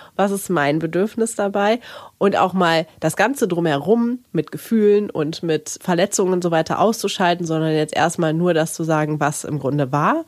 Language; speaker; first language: German; native; German